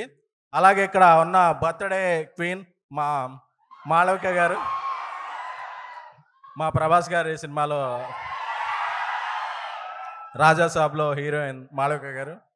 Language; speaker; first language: Telugu; native; Telugu